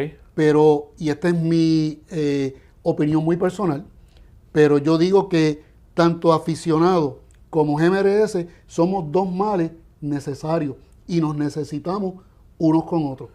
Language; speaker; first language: Spanish; native; Spanish